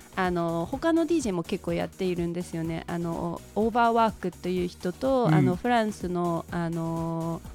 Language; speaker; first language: Japanese; non-native, fluent; English